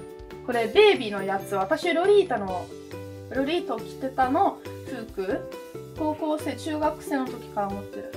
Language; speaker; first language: Japanese; non-native, fluent; Italian